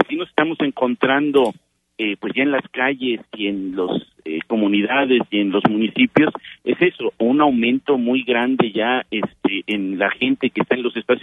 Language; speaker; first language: Spanish; native; Spanish